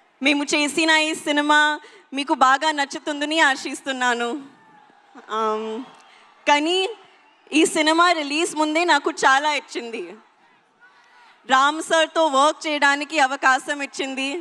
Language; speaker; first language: Telugu; non-native, local second language; Hindi